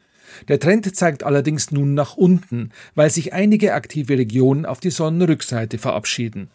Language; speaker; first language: German; native; German